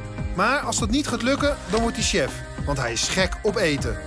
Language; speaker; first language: Dutch; native; Dutch